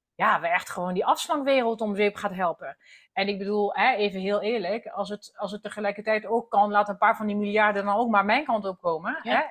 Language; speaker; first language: Dutch; non-native, fluent; French